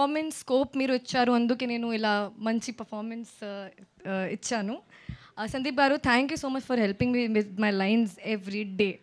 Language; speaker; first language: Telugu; non-native, local second language; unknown